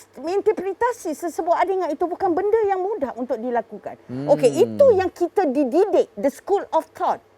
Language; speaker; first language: Malay; native; Malay